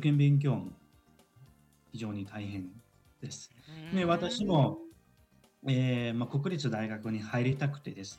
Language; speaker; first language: Japanese; non-native, fluent; Uzbek